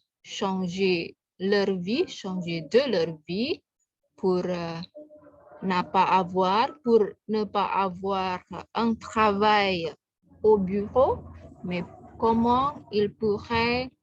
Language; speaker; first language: French; non-native, fluent; Indonesian